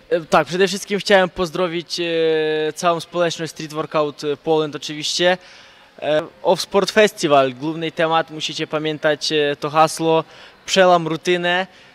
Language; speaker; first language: Polish; non-native, fluent; Ukrainian